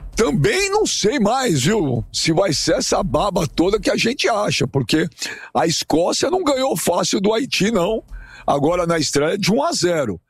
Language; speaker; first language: Portuguese; native; Portuguese